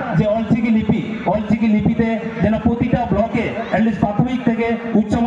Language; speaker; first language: Bangla; non-native, local second language; Santali